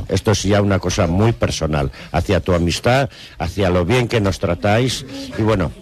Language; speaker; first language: Spanish; native; Spanish